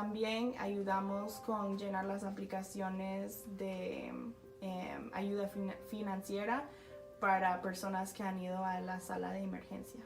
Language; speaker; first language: Spanish; non-native, fluent; English